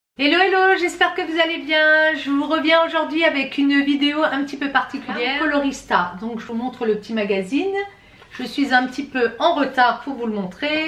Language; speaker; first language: French; native; French